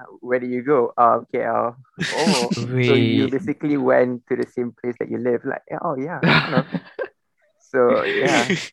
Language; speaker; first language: English; non-native, local second language; Malay